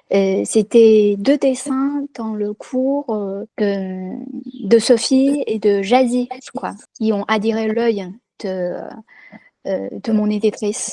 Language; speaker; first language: French; non-native, fluent; Chinese